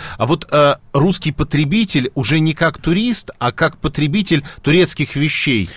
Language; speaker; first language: Russian; native; Russian